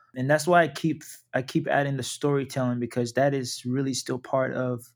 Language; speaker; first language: English; non-native, local second language; Yoruba